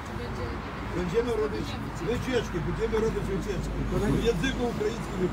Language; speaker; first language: Polish; non-native, fluent; Ukrainian